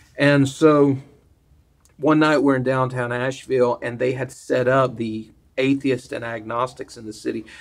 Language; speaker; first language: English; native; English